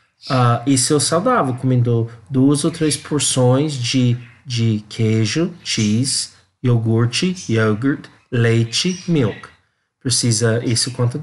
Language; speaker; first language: Portuguese; non-native, learner; English